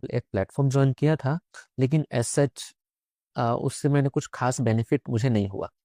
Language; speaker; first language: Hindi; native; Hindi